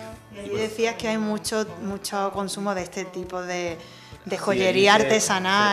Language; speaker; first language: Spanish; native; Spanish